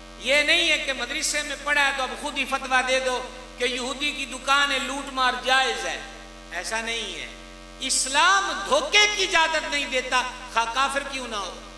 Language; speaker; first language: Urdu; non-native, local second language; Punjabi